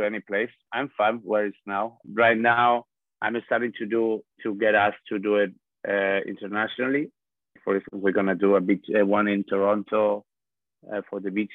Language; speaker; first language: English; non-native, fluent; Spanish